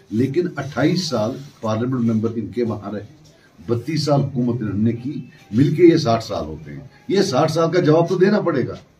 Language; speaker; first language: Urdu; non-native, local second language; Kashmiri